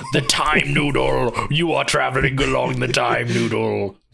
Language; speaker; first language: English; native; English